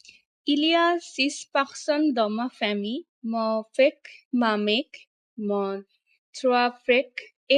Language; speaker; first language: French; non-native, learner; Bangla